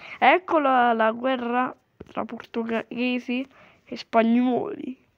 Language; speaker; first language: Italian; native; Italian